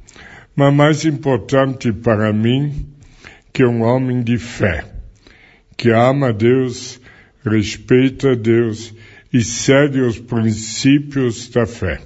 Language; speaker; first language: Portuguese; non-native, fluent; German